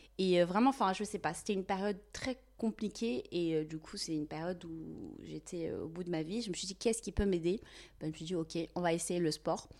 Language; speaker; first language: French; non-native, local second language; Kabyle